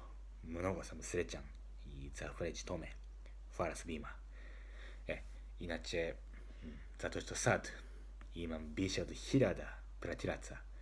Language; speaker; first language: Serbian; non-native, learner; Japanese